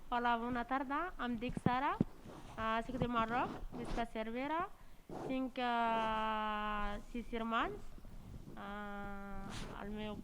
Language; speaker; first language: Catalan; non-native, learner; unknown